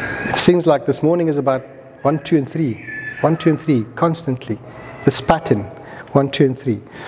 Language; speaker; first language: English; non-native, local second language; Afrikaans